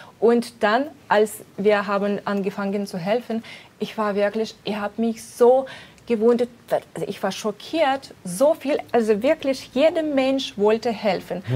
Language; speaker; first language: German; non-native, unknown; Russian